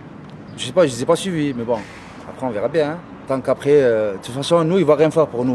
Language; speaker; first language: French; native; French